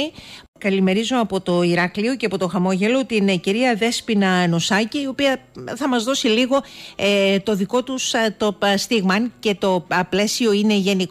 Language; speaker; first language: Greek; native; Greek